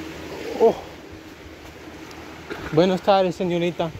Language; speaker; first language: Spanish; non-native, learner; English